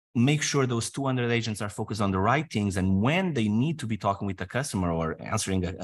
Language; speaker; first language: English; non-native, fluent; Portuguese